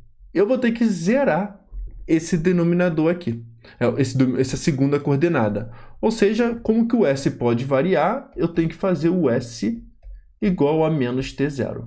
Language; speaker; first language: Portuguese; native; Portuguese